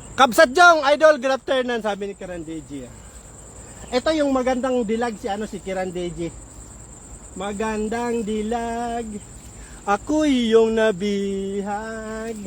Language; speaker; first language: Filipino; non-native, local second language; Waray